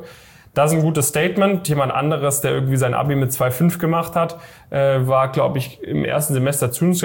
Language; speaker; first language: German; native; German